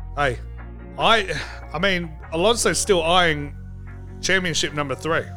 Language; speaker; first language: English; native; English